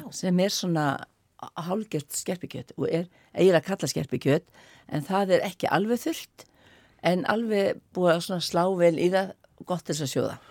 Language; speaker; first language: Icelandic; non-native, fluent; Faroese